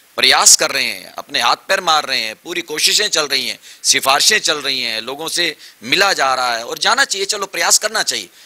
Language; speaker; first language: Hindi; native; Hindi